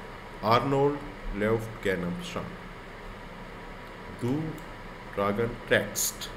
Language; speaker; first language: German; non-native, learner; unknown